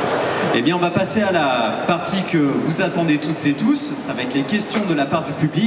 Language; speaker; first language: French; native; French